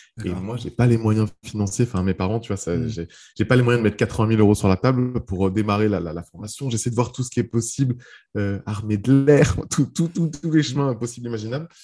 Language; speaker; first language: French; early bilingual, other home language; Arabic